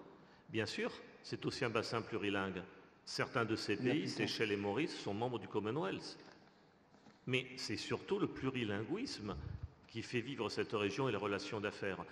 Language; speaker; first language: French; native; French